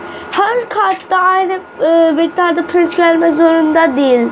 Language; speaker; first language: Turkish; non-native, learner; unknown